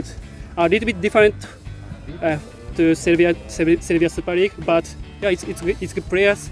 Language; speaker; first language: English; non-native, learner; Japanese